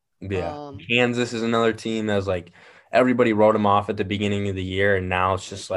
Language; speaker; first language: English; native; English